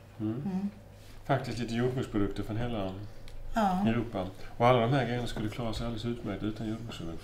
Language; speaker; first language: Swedish; native; Swedish